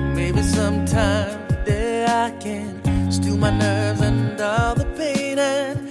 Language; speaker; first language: English; non-native, local second language; Kikuyu